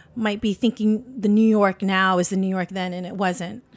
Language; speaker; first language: English; native; English